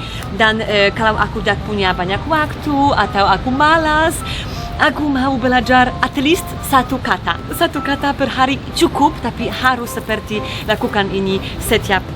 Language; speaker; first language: Indonesian; non-native, fluent; Polish